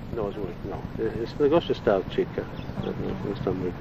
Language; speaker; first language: Spanish; non-native, learner; Italian